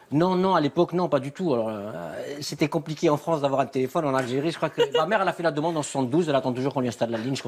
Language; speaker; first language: French; native; French